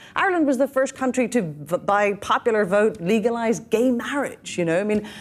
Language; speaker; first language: English; native; English